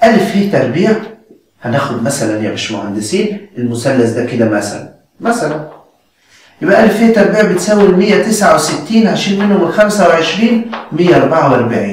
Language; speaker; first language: Arabic; native; Arabic